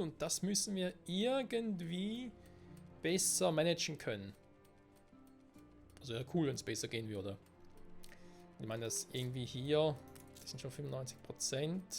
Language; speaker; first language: German; native; German